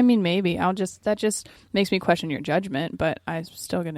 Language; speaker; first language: English; native; English